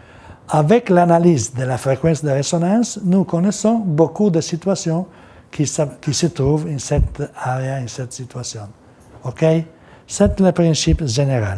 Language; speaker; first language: French; non-native, learner; Italian